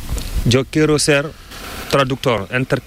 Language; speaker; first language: Spanish; non-native, learner; Fula